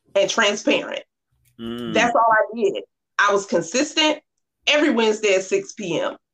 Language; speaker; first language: English; native; English